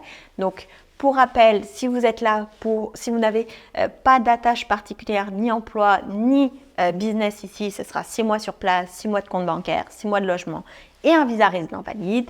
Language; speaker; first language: French; native; French